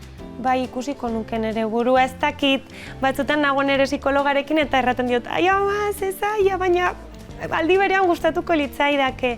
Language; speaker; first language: Basque; non-native, local second language; Spanish